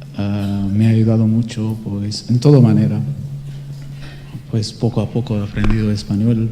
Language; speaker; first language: Spanish; non-native, learner; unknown